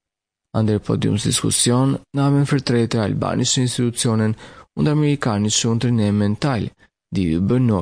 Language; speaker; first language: German; non-native, fluent; Albanian